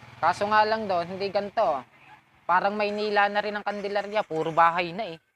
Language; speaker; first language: Filipino; native; Filipino